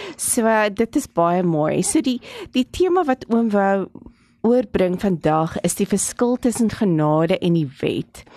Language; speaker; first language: Afrikaans; non-native, local second language; English